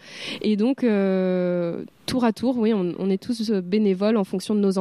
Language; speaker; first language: French; native; French